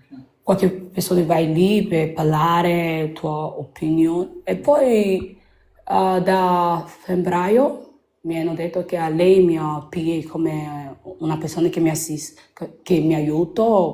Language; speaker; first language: Italian; non-native, learner; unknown